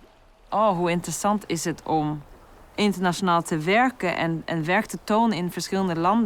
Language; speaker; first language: Dutch; non-native, fluent; Norwegian